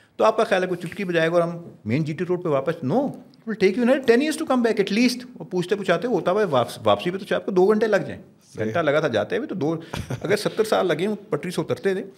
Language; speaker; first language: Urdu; non-native, local second language; Punjabi